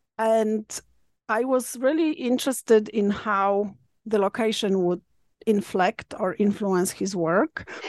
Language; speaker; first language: English; non-native, fluent; Polish